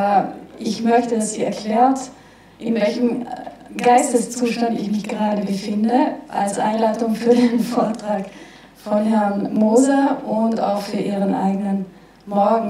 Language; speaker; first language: German; native; German